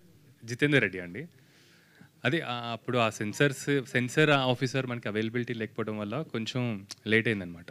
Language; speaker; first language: Telugu; native; Telugu